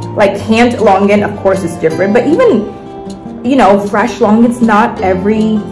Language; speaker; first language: English; early bilingual, other home language; Vietnamese